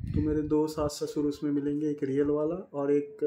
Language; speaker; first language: Hindi; native; Hindi